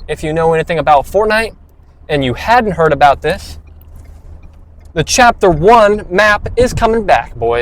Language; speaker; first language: English; native; English